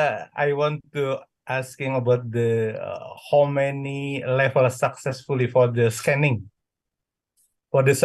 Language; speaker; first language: English; non-native, learner; Indonesian